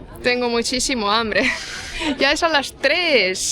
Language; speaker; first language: Spanish; non-native, fluent; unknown